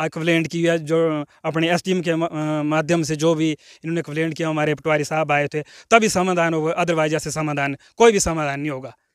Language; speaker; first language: Hindi; non-native, local second language; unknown